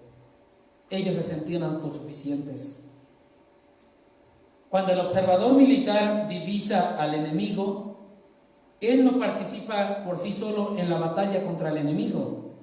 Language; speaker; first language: Spanish; native; Spanish